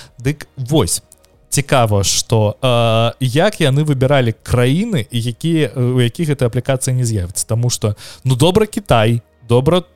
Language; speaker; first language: Belarusian; non-native, local second language; Russian